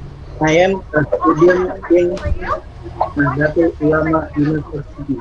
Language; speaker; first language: English; non-native, learner; Indonesian